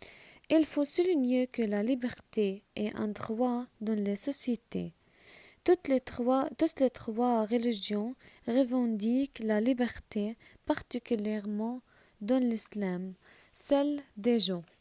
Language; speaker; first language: French; non-native, learner; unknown